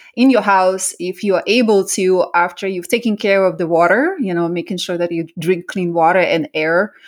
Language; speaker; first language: English; early bilingual, other home language; Russian